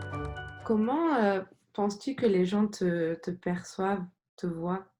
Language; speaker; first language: French; native; French